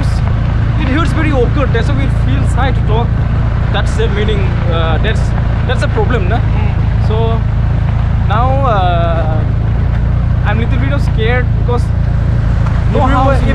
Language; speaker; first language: English; non-native, learner; Bodo